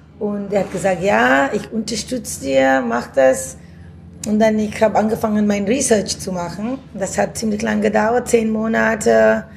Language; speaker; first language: German; non-native, fluent; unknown